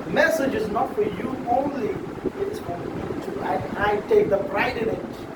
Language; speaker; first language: English; non-native, local second language; Marathi